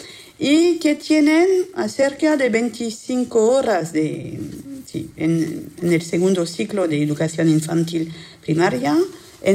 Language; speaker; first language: Spanish; non-native, fluent; French